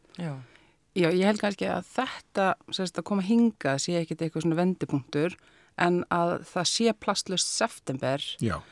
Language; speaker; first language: Icelandic; non-native, fluent; Polish